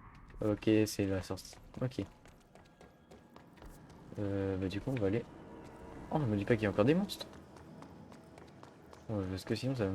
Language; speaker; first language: French; native; French